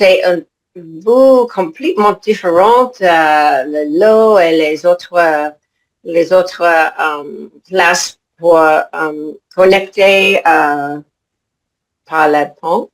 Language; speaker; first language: French; non-native, learner; English